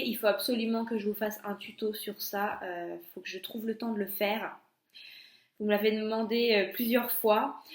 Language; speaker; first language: French; native; French